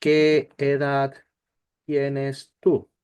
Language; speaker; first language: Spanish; non-native, learner; English